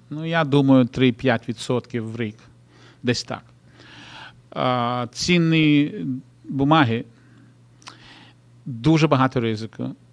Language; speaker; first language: Ukrainian; non-native, local second language; Russian